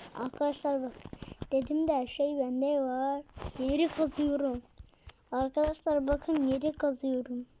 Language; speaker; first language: Turkish; native; Turkish